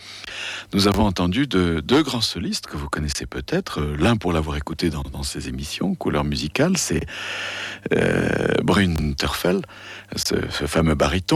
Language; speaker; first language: French; native; French